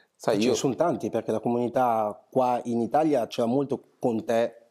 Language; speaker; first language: Italian; early bilingual, other home language; Portuguese